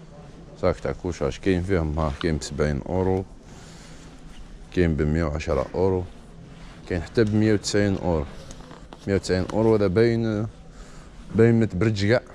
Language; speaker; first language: Arabic; native; Arabic